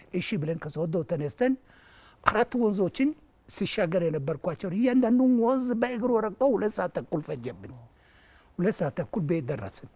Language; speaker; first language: Amharic; non-native, local second language; Wolaytta